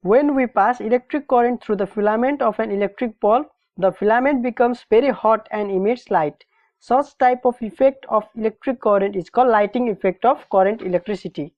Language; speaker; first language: English; non-native, local second language; Nepali